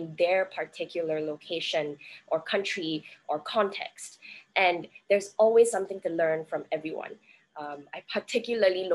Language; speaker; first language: English; native; English